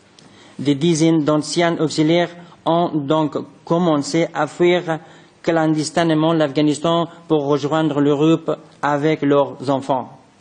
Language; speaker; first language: French; non-native, fluent; Persian